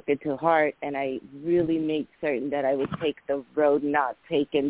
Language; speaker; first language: English; early bilingual, other home language; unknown